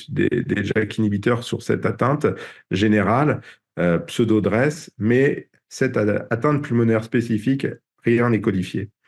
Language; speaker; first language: French; native; French